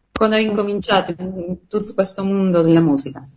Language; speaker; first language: Italian; non-native, learner; Spanish